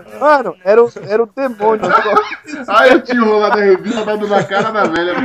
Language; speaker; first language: Portuguese; native; Portuguese